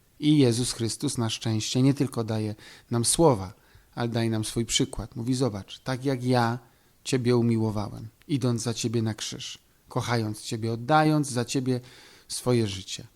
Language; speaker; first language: Polish; native; Polish